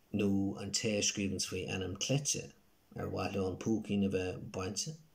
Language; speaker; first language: Irish; native; Irish